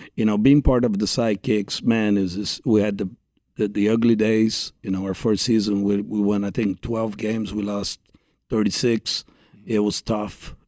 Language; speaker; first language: English; non-native, fluent; Portuguese